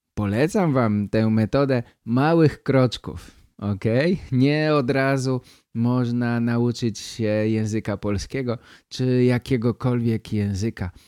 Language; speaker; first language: Polish; native; Polish